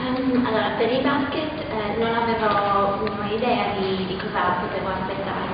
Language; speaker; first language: Italian; non-native, fluent; English